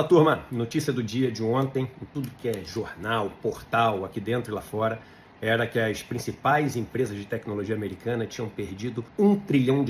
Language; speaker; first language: Portuguese; native; Portuguese